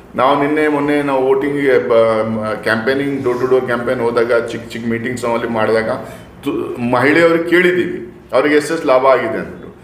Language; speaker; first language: Kannada; non-native, local second language; Urdu